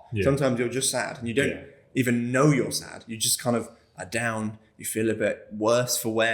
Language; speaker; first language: English; native; English